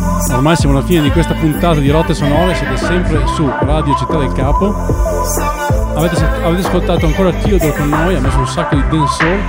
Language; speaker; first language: Italian; native; Italian